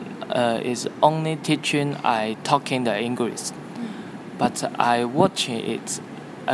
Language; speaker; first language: English; non-native, learner; Cantonese